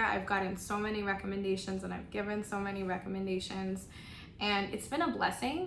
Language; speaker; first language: English; non-native, local second language; Spanish